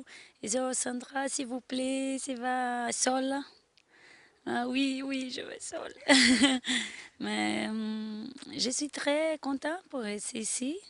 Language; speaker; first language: French; non-native, learner; Portuguese